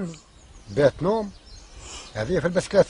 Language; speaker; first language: Arabic; native; Arabic